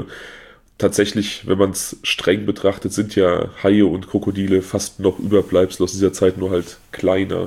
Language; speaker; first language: German; native; German